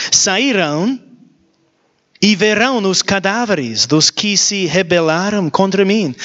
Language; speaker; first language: Portuguese; non-native, learner; English